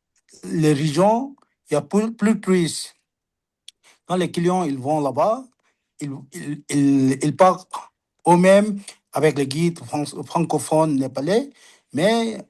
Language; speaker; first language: French; non-native, learner; Sherpa